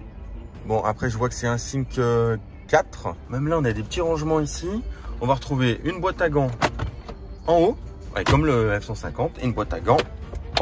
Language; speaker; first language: French; native; French